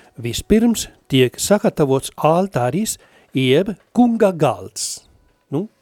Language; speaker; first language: Latvian; non-native, fluent; Spanish